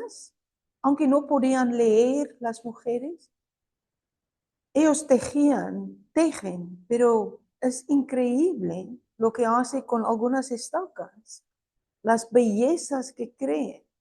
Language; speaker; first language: Spanish; non-native, fluent; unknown